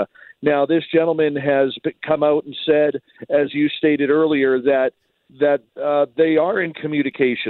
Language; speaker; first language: English; native; English